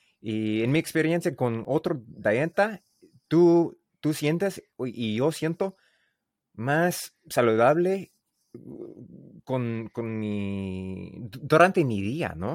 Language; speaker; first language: Spanish; non-native, learner; English